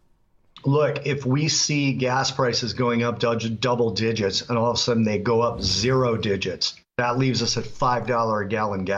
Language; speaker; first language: English; native; English